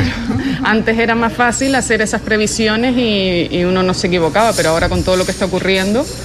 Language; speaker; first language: Spanish; native; Spanish